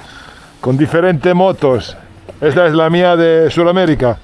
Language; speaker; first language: Spanish; non-native, learner; Italian